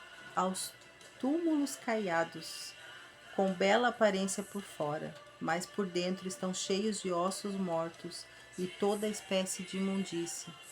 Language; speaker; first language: Portuguese; native; Portuguese